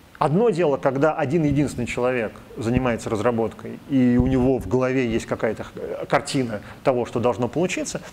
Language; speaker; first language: Russian; native; Russian